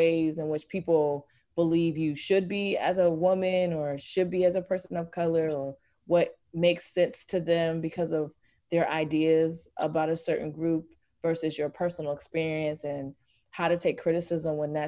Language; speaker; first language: English; native; English